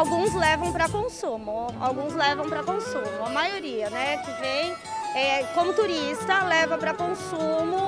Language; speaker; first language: Portuguese; native; Portuguese